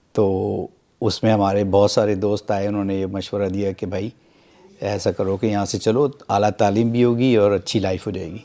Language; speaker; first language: Urdu; native; Urdu